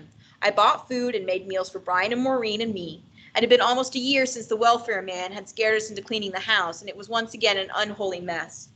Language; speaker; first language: English; native; English